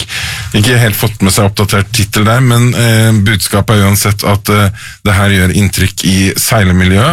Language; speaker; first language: Norwegian; native; Norwegian